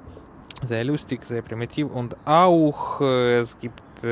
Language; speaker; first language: German; non-native, learner; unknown